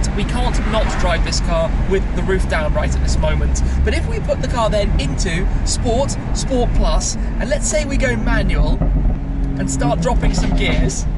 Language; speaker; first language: English; native; English